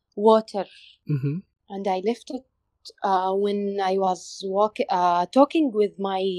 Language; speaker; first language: English; non-native, learner; Arabic